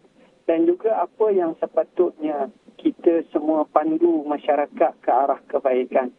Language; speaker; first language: Malay; native; Malay